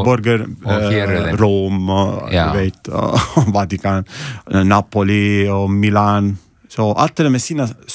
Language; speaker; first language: Icelandic; non-native, learner; Italian